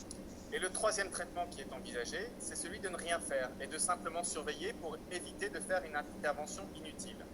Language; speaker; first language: French; native; French